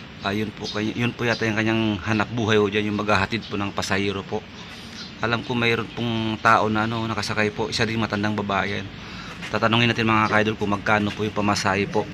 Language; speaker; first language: Filipino; non-native, local second language; Cebuano